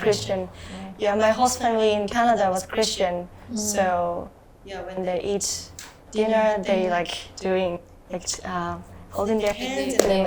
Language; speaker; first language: English; non-native, fluent; Japanese